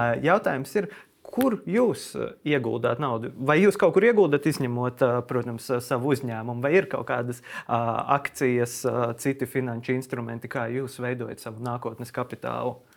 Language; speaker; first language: Latvian; native; Latvian